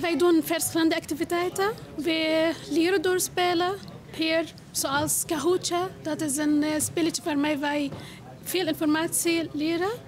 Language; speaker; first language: Dutch; non-native, learner; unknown